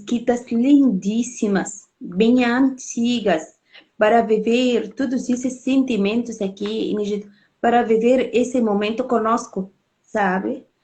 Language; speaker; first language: Portuguese; non-native, fluent; Arabic